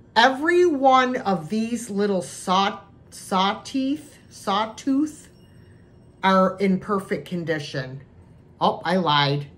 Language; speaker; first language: English; native; English